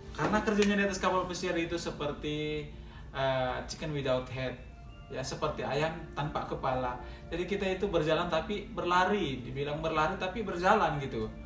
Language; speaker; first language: Indonesian; native; Indonesian